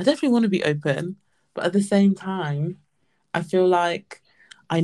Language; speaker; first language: English; native; English